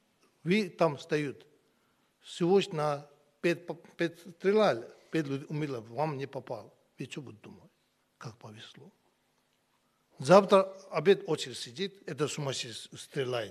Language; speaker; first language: Russian; non-native, learner; Tibetan